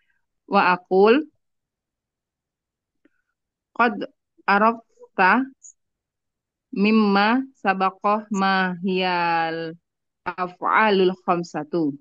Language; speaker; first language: Arabic; non-native, learner; Indonesian